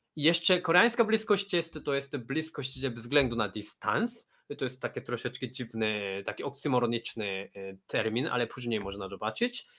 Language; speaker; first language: Polish; non-native, fluent; Korean